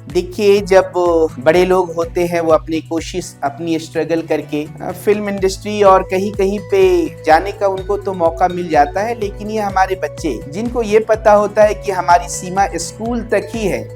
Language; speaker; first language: Hindi; native; Hindi